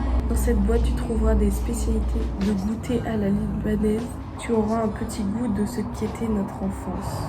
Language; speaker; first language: French; native; French